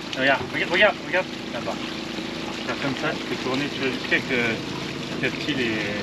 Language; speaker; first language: French; native; French